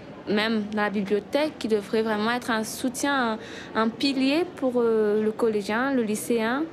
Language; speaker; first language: French; non-native, local second language; Malagasy